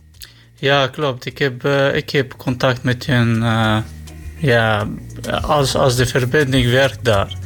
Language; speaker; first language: Dutch; non-native, learner; Arabic